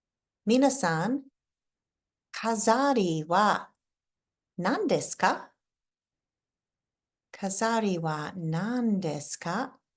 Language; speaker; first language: Japanese; non-native, fluent; English